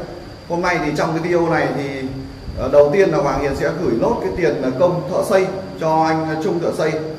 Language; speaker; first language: Vietnamese; native; Vietnamese